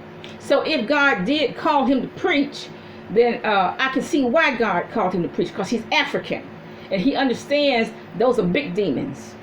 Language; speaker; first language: English; native; English